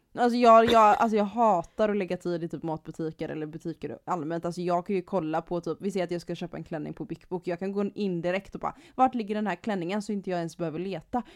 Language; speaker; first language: Swedish; native; Swedish